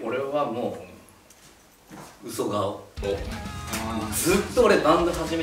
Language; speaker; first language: Japanese; native; Japanese